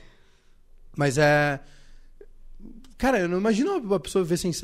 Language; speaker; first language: Portuguese; native; Portuguese